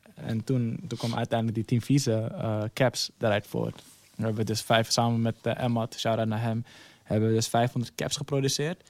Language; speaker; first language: Dutch; early bilingual, other home language; Somali